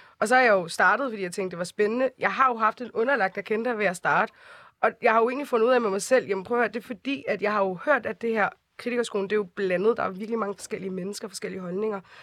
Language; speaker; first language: Danish; early bilingual, other home language; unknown